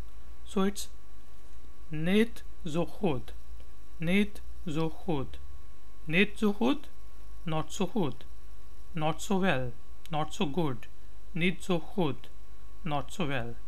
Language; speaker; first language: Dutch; non-native, learner; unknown